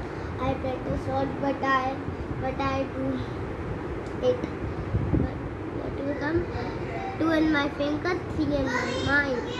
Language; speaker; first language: English; non-native, learner; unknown